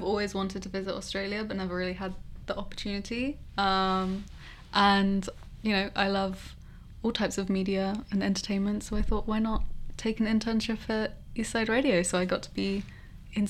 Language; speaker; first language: English; native; English